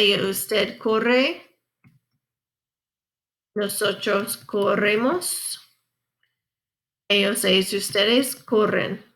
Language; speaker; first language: Spanish; non-native, fluent; English